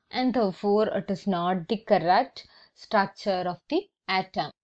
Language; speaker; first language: English; non-native, local second language; Malayalam